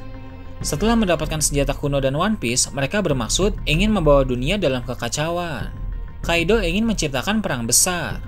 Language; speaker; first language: Indonesian; native; Indonesian